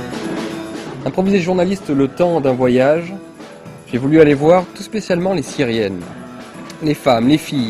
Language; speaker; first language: French; native; French